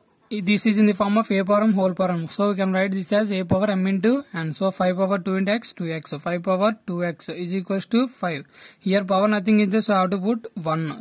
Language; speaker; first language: English; non-native, local second language; Telugu